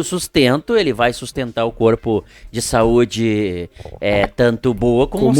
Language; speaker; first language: Portuguese; native; Portuguese